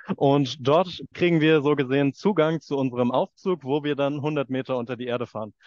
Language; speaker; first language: German; native; German